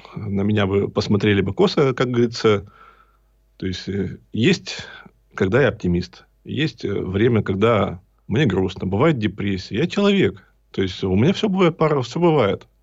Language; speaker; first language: Russian; native; Russian